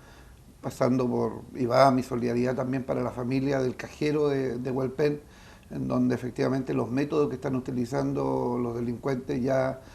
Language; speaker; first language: Spanish; native; Spanish